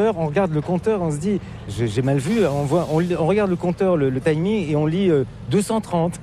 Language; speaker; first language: French; native; French